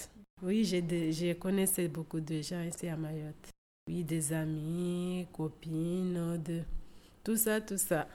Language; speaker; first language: French; non-native, local second language; Comorian